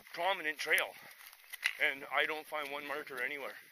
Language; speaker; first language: English; native; English